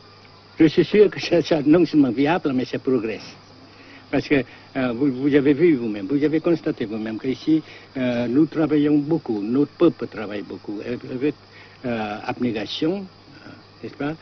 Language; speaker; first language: French; non-native, local second language; Vietnamese